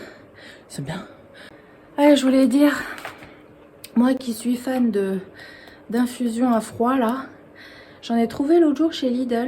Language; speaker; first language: French; native; French